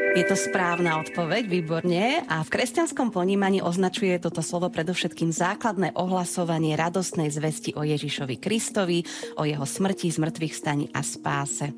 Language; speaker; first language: Slovak; native; Slovak